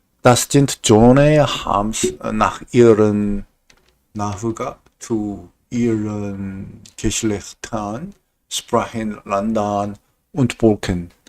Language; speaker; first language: German; non-native, learner; Korean